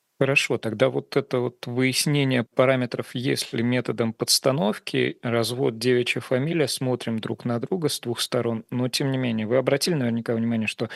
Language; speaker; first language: Russian; native; Russian